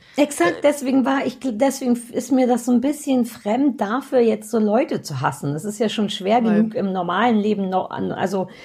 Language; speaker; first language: German; native; German